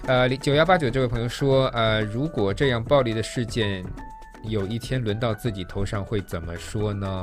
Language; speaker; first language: Chinese; native; Chinese